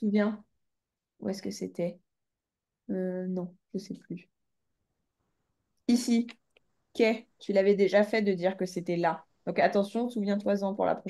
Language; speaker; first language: French; native; French